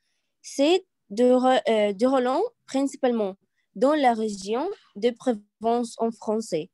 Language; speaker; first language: French; non-native, learner; Arabic